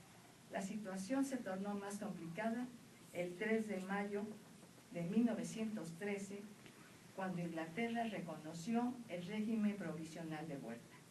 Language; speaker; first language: Spanish; native; Spanish